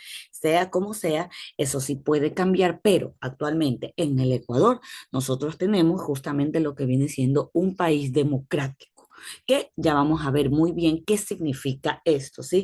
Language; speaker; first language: Spanish; native; Spanish